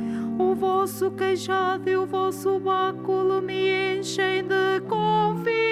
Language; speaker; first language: Portuguese; native; Portuguese